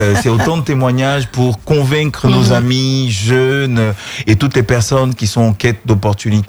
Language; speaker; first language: French; native; French